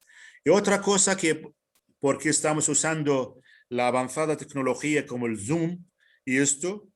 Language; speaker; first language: Spanish; non-native, fluent; Arabic